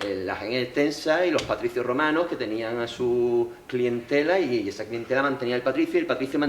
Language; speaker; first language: Spanish; native; Spanish